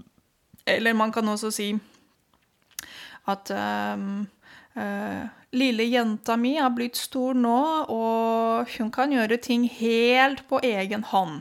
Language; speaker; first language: Norwegian; non-native, fluent; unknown